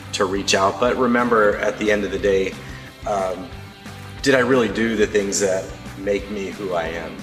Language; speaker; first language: English; native; English